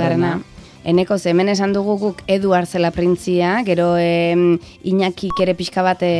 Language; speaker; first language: Basque; native; Basque